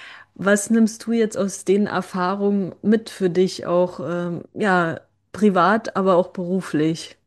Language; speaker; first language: German; native; German